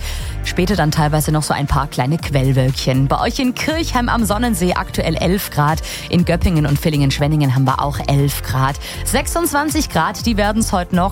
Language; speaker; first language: German; native; German